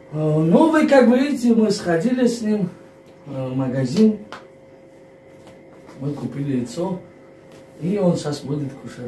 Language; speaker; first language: Russian; non-native, fluent; Tajik